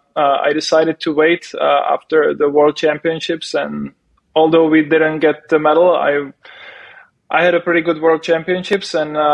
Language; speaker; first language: English; non-native, fluent; Czech